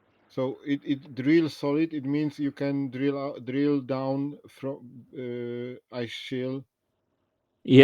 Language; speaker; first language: English; non-native, learner; Polish